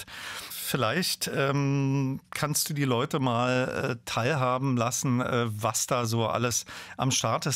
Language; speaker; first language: German; native; German